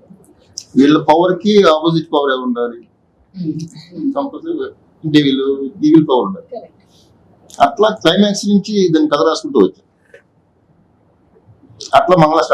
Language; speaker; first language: Telugu; native; Telugu